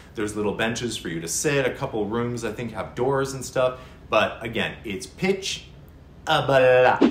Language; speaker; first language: English; native; English